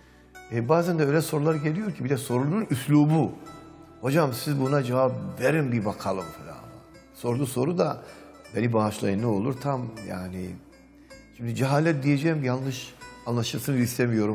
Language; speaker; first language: Turkish; native; Turkish